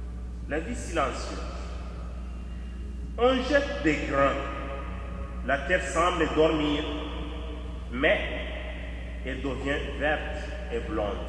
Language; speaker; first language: French; native; French